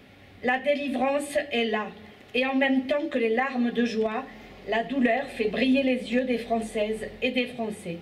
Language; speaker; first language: French; native; French